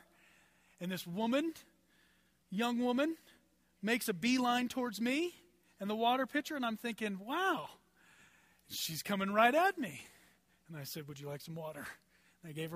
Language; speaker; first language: English; native; English